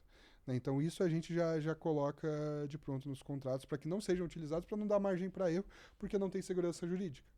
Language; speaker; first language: Portuguese; native; Portuguese